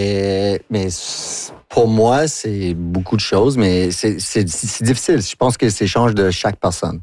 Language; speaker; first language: French; non-native, local second language; English